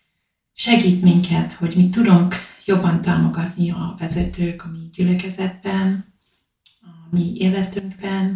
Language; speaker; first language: Hungarian; non-native, learner; English